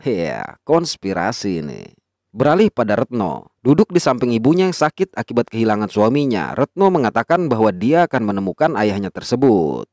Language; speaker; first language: Indonesian; native; Indonesian